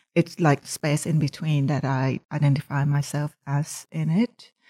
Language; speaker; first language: English; non-native, fluent; Thai